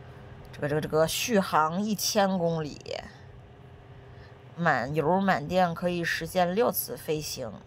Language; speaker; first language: Chinese; native; Chinese